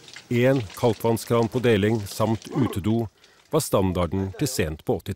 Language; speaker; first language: Norwegian; native; Norwegian